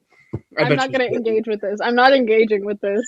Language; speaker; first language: English; native; English